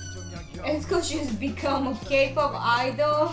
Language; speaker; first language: English; non-native, learner; Korean